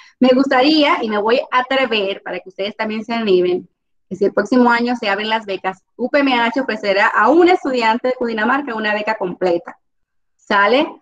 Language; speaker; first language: Spanish; native; Spanish